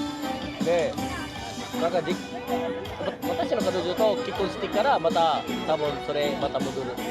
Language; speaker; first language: Japanese; non-native, fluent; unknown